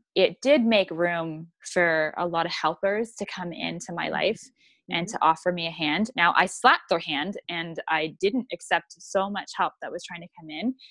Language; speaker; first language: English; native; English